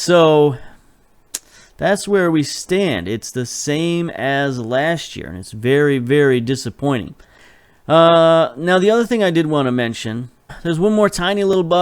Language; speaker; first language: English; native; English